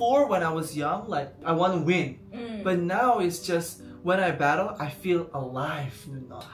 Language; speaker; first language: English; non-native, fluent; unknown